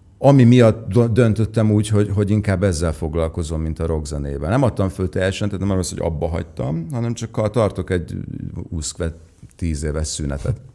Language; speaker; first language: Hungarian; native; Hungarian